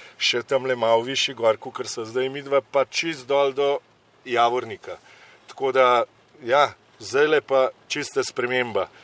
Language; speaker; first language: Slovenian; native; Slovenian